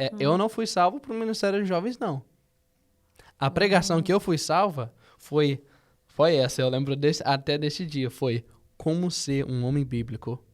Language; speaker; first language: Portuguese; early bilingual, heritage; Portuguese